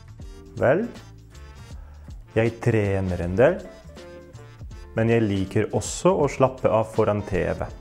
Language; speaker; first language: Norwegian; non-native, fluent; Polish